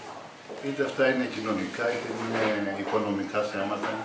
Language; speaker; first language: Greek; native; Greek